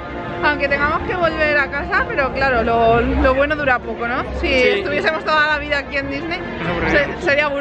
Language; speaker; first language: Spanish; native; Spanish